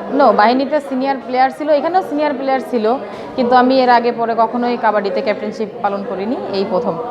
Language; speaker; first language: Bangla; native; Bangla